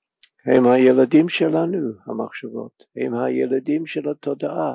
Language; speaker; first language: Hebrew; non-native, fluent; English